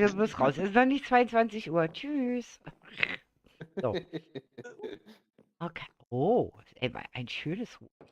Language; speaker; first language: German; native; German